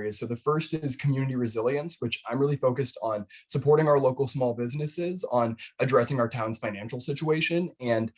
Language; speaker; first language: English; native; English